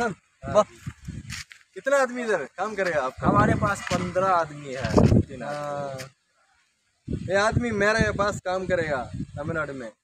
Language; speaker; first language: Hindi; non-native, learner; Tamil